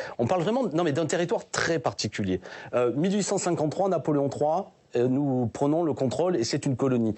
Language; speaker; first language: French; native; French